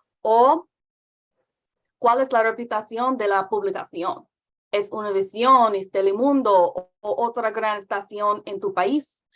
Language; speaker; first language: Spanish; non-native, learner; English